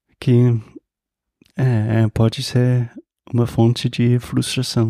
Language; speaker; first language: Portuguese; non-native, fluent; English